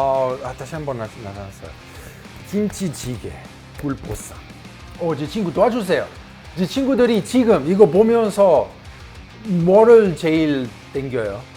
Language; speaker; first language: Korean; non-native, learner; Italian